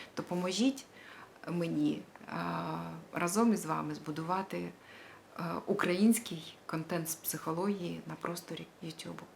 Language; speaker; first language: Ukrainian; non-native, local second language; Russian